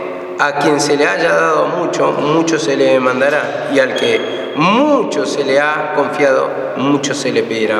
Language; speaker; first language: Spanish; native; Spanish